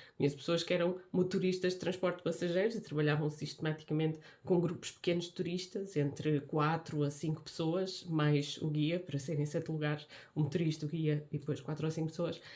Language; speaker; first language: Portuguese; native; Portuguese